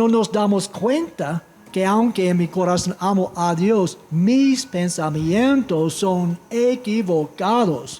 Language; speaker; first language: Spanish; non-native, fluent; English